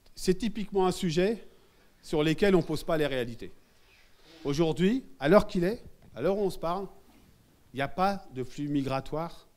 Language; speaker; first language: French; native; French